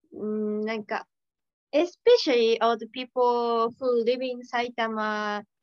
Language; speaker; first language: English; non-native, learner; Japanese